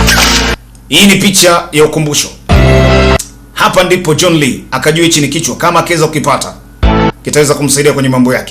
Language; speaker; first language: Swahili; native; Swahili